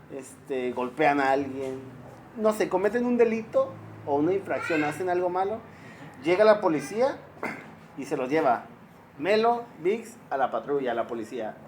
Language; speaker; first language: Spanish; native; Spanish